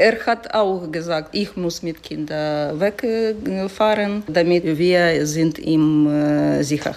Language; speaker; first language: German; non-native, learner; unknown